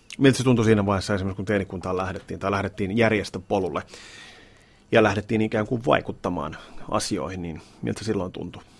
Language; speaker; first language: Finnish; native; Finnish